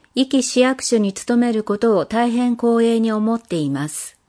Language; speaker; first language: Japanese; non-native, fluent; English